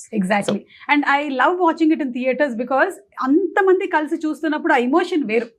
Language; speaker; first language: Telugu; non-native, local second language; Malayalam